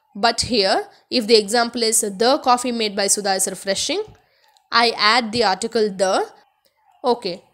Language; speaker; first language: English; non-native, local second language; Tamil